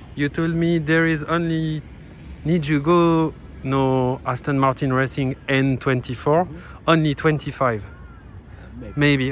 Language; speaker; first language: English; non-native, learner; French